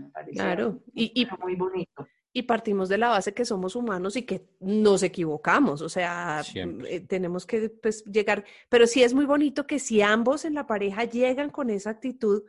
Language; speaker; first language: Spanish; native; Spanish